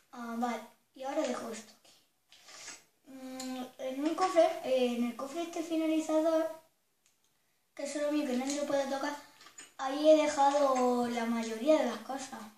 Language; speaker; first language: Spanish; native; Spanish